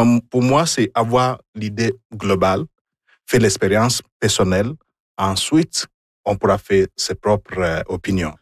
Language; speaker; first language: French; non-native, fluent; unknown